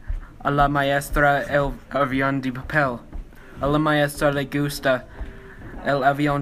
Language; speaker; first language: Spanish; non-native, learner; English